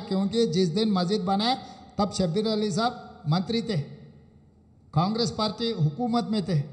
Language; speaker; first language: Hindi; non-native, local second language; Telugu